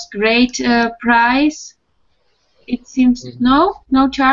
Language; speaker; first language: English; non-native, learner; Spanish